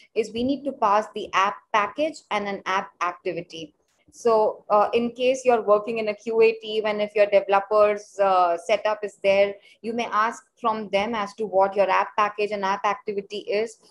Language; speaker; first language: English; non-native, local second language; Hindi